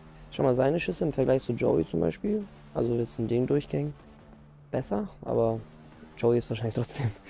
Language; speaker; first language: German; native; German